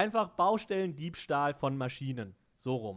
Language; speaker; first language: German; native; German